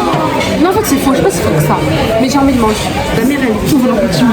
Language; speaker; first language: French; native; French